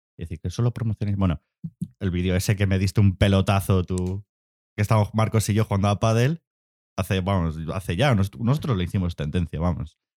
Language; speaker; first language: Spanish; native; Spanish